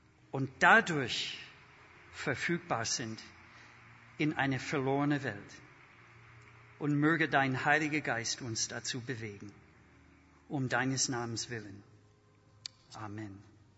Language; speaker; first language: German; non-native, fluent; English